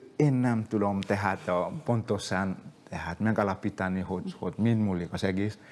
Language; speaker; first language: Hungarian; non-native, fluent; Indonesian